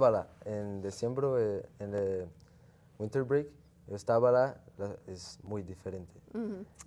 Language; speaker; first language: Spanish; non-native, learner; Portuguese